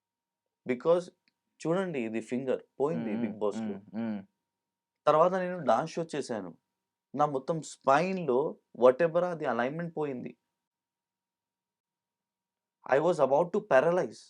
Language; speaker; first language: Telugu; non-native, local second language; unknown